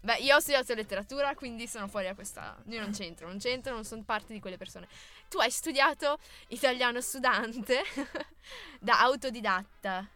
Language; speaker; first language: Italian; native; Italian